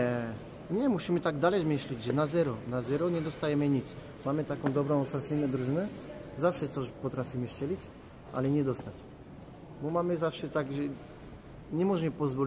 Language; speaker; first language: Polish; non-native, fluent; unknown